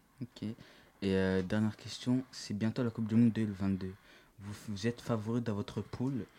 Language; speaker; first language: French; native; French